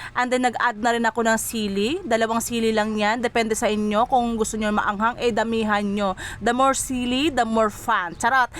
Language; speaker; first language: Filipino; non-native, local second language; Cebuano